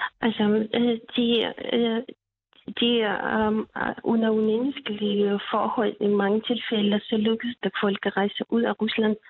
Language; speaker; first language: Danish; non-native, fluent; Russian